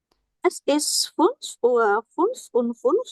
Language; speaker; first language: German; non-native, learner; Indonesian